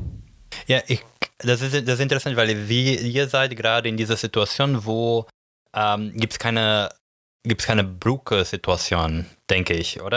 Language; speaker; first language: German; non-native, learner; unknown